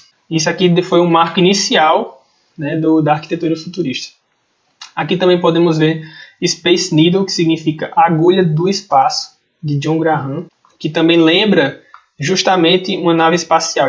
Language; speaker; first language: Portuguese; native; Portuguese